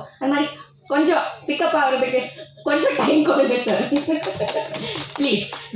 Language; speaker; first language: Tamil; non-native, fluent; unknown